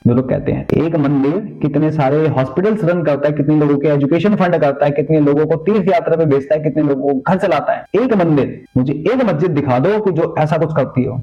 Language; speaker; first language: Hindi; native; Hindi